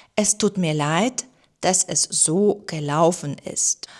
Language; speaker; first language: German; non-native, fluent; Ukrainian